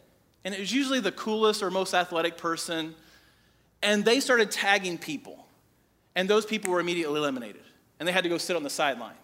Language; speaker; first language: English; native; English